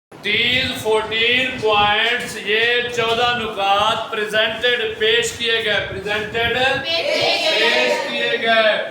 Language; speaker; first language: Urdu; non-native, local second language; Punjabi